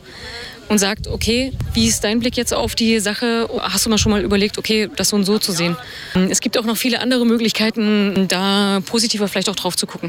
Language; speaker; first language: German; native; German